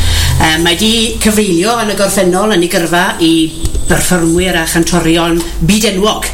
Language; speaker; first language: Welsh; native; Welsh